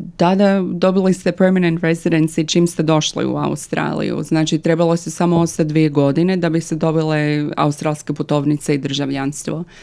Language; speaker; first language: Croatian; early bilingual, other home language; English